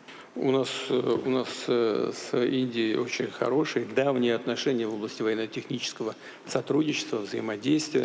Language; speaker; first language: Russian; native; Russian